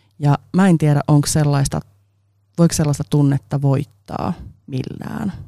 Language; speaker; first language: Finnish; non-native, local second language; Swedish